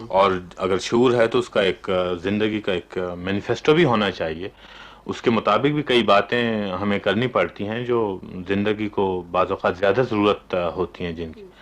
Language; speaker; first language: Urdu; non-native, local second language; Pashto